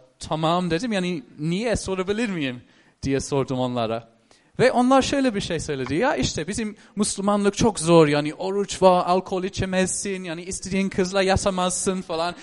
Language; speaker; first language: Turkish; non-native, fluent; English